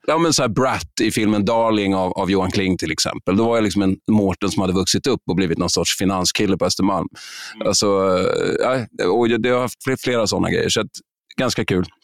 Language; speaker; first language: Swedish; native; Swedish